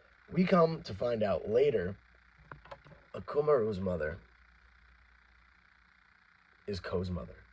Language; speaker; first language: English; native; English